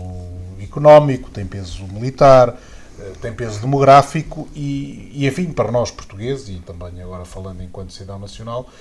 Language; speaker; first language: Portuguese; native; Portuguese